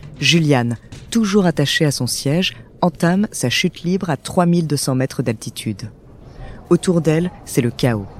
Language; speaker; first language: French; native; French